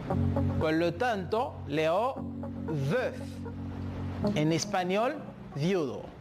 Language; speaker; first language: Spanish; non-native, fluent; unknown